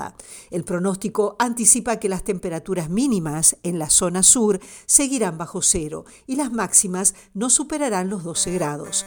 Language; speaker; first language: Spanish; native; Spanish